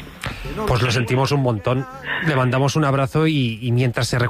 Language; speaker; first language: Spanish; native; Spanish